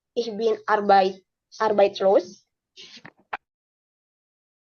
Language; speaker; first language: German; non-native, learner; Indonesian